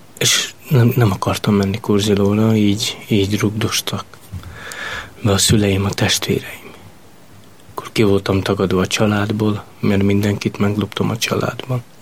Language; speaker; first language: Hungarian; non-native, local second language; Romany